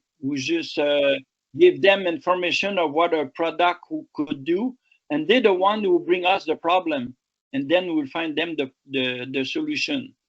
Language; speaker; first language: English; non-native, local second language; French